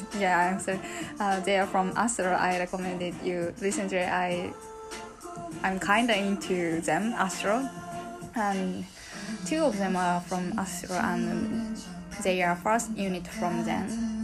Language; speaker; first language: English; non-native, learner; Japanese